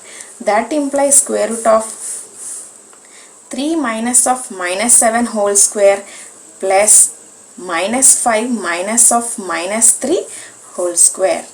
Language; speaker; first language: English; non-native, local second language; Telugu